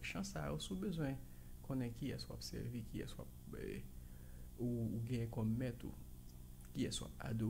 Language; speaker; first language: French; non-native, local second language; Haitian Creole